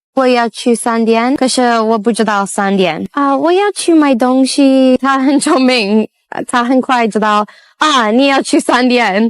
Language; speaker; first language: Chinese; non-native, learner; English